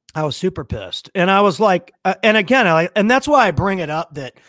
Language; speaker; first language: English; native; English